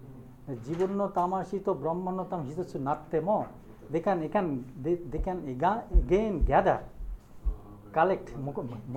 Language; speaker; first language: Japanese; non-native, learner; Bangla